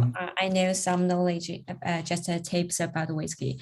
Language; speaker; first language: English; non-native, learner; Chinese